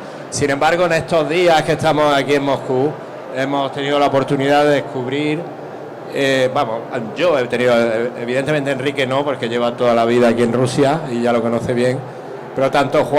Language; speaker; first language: Spanish; native; Spanish